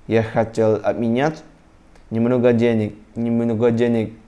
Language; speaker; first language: Russian; non-native, learner; Indonesian